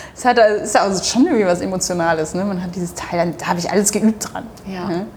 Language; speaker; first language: German; native; German